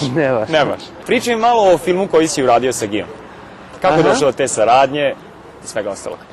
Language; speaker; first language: Serbian; native; Serbian